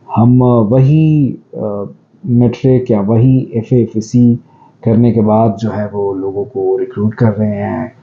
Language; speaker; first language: Urdu; non-native, local second language; Pashto